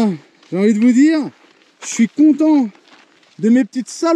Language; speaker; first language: French; native; French